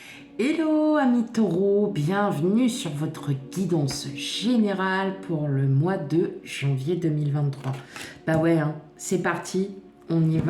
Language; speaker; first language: French; native; French